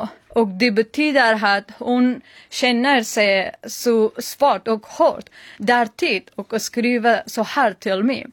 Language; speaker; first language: Swedish; non-native, learner; Persian